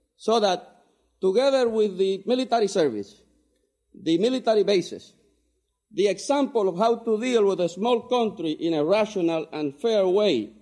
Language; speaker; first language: English; non-native, fluent; Spanish